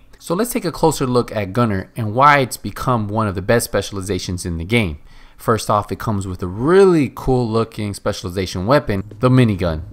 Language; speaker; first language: English; native; English